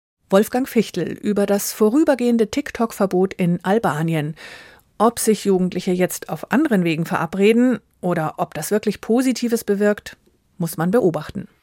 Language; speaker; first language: German; native; German